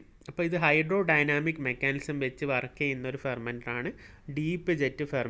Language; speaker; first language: Malayalam; native; Malayalam